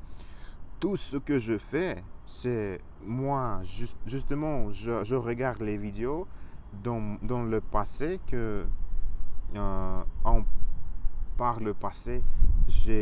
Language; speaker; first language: French; non-native, learner; Russian